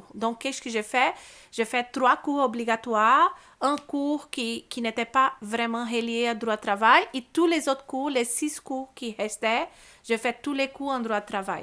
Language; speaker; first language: French; non-native, learner; Portuguese